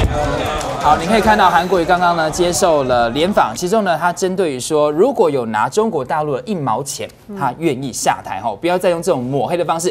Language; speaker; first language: Chinese; native; Chinese